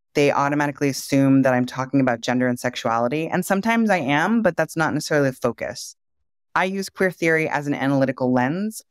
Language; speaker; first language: English; native; English